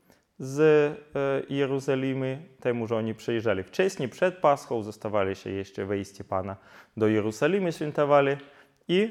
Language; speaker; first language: Polish; non-native, fluent; Ukrainian